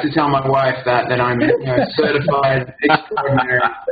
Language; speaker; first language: English; native; English